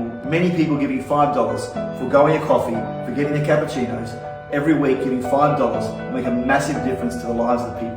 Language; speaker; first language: English; native; English